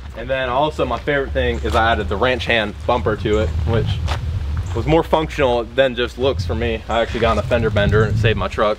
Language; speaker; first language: English; native; English